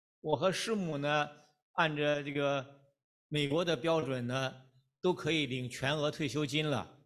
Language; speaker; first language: Chinese; native; Chinese